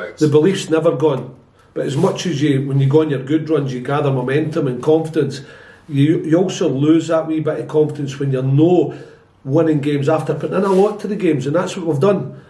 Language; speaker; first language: English; native; English